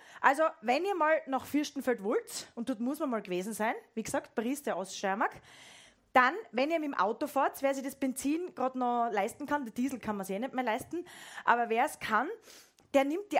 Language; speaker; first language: German; native; German